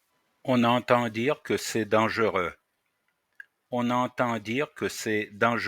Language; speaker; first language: French; non-native, fluent; Russian